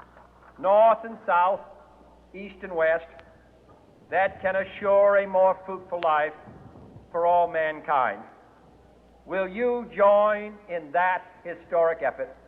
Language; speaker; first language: English; native; English